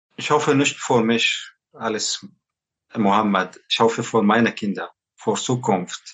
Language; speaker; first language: German; non-native, learner; Arabic